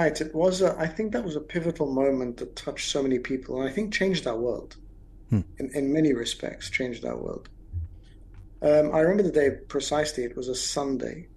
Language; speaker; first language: English; native; English